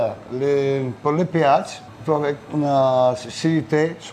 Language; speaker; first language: French; non-native, learner; Italian